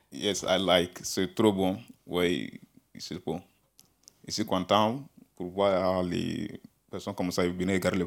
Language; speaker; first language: French; non-native, learner; Bambara